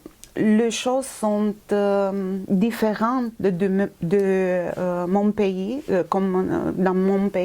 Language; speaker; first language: French; non-native, fluent; Romanian